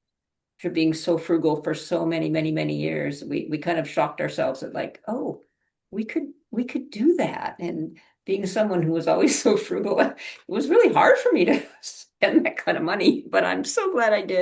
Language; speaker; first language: English; native; English